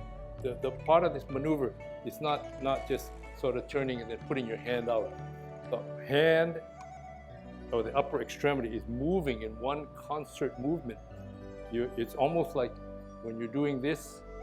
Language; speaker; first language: English; native; English